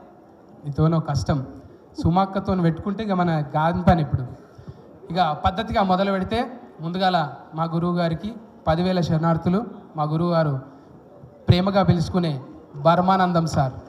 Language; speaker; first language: Telugu; native; Telugu